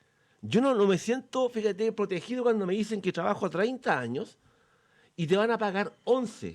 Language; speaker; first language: Spanish; native; Spanish